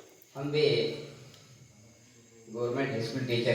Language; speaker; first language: Hindi; non-native, local second language; Kannada